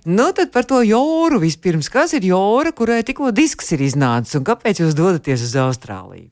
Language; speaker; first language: Latvian; native; Latvian